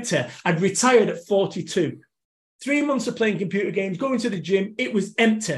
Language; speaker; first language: English; native; English